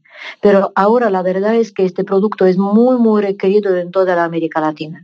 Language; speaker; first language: Spanish; non-native, fluent; Russian